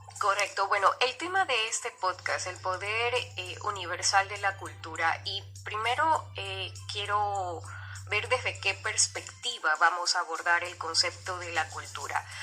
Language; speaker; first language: Spanish; native; Spanish